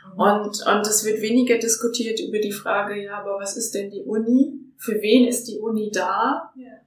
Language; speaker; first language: German; native; German